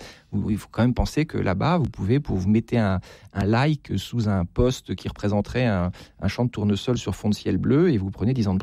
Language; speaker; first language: French; native; French